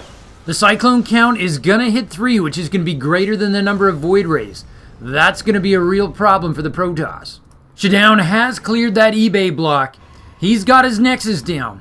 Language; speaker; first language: English; native; English